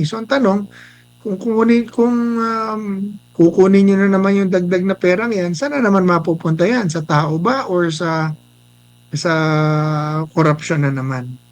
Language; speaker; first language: Filipino; native; Filipino